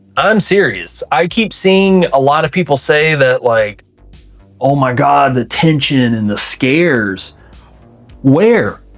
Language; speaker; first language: English; native; English